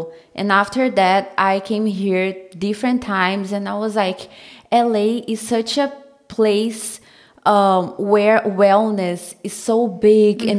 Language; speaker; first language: English; non-native, fluent; Portuguese